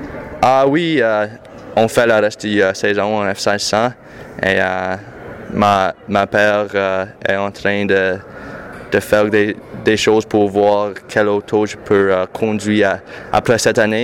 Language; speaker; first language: French; non-native, local second language; English